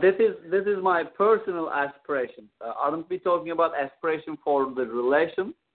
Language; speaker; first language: English; non-native, fluent; Turkish